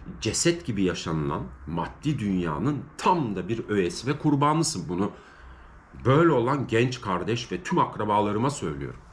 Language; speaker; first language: Turkish; native; Turkish